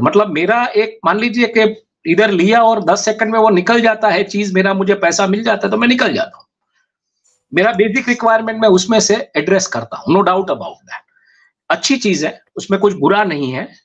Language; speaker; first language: Hindi; non-native, local second language; Gujarati